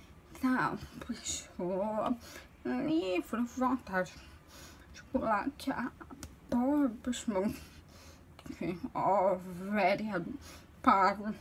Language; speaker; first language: Portuguese; non-native, local second language; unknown